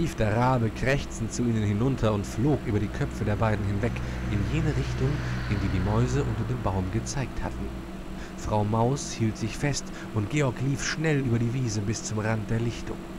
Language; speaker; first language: German; native; German